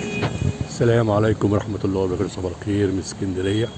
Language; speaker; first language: Arabic; native; Arabic